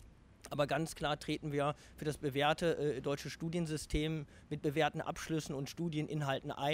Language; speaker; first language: German; native; German